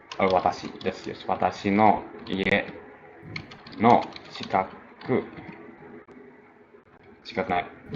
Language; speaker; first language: Japanese; non-native, fluent; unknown